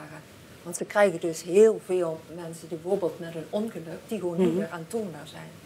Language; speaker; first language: Dutch; native; Dutch